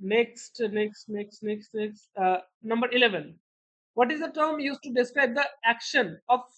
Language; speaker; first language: English; non-native, local second language; Bangla